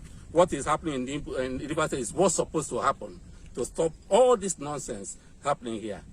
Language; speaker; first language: English; non-native, local second language; Igbo